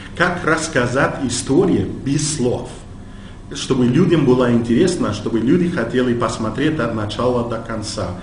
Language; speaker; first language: Russian; non-native, fluent; English